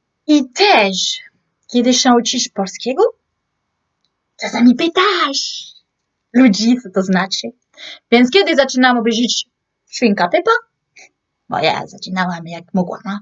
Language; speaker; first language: Polish; non-native, learner; French